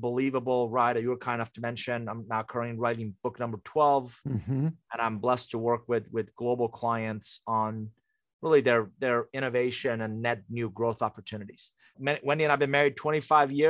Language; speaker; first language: English; early bilingual, other home language; Persian